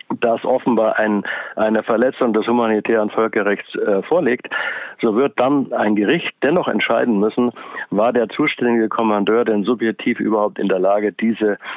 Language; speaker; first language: German; native; German